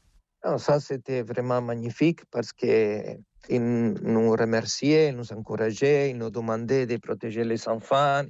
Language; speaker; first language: French; non-native, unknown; Spanish